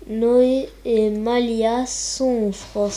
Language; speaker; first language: French; non-native, learner; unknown